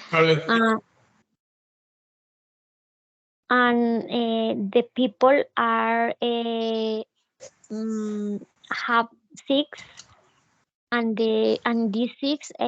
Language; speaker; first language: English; non-native, learner; Spanish